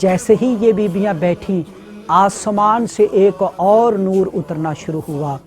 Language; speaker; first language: Urdu; native; Urdu